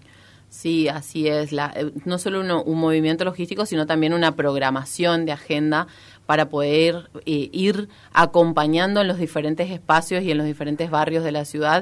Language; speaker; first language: Spanish; native; Spanish